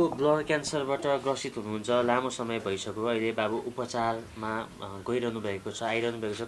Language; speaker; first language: Nepali; native; Nepali